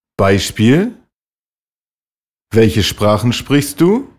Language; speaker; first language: German; native; German